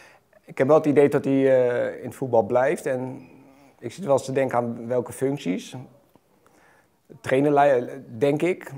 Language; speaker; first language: Dutch; native; Dutch